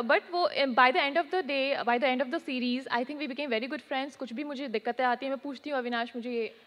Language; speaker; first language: Hindi; native; Hindi